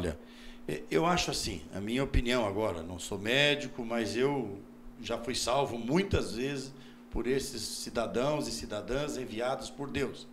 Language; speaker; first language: Portuguese; native; Portuguese